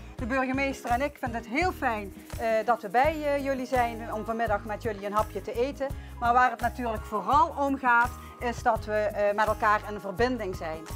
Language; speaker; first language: Dutch; native; Dutch